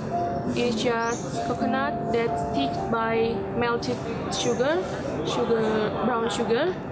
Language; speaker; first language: English; non-native, learner; Indonesian